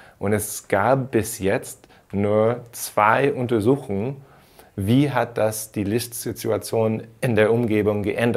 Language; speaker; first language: German; non-native, fluent; English